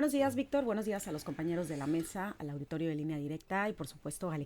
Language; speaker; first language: Spanish; native; Spanish